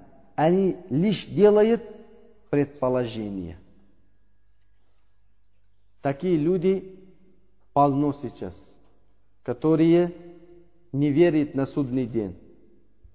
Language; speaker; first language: Russian; non-native, learner; Uzbek